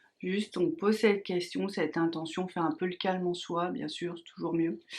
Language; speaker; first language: French; native; French